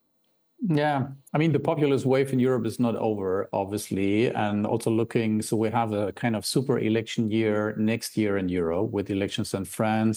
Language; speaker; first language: English; non-native, fluent; German